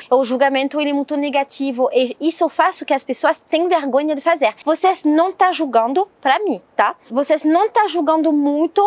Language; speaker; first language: Portuguese; non-native, learner; French